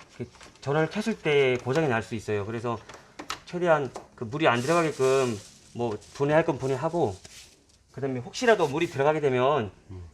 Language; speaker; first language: Korean; early bilingual, heritage; Korean